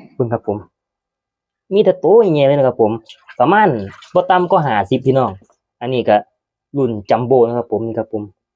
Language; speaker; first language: Thai; native; Thai